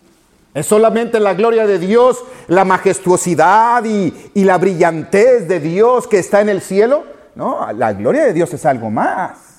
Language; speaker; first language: Spanish; native; Spanish